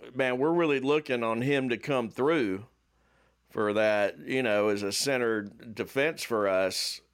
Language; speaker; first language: English; native; English